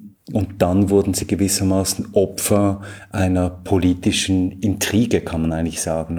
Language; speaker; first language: German; native; German